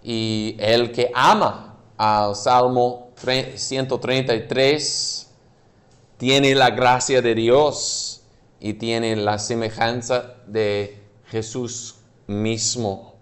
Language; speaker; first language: Spanish; non-native, fluent; English